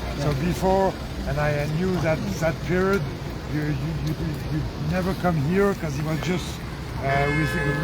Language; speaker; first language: English; non-native, fluent; French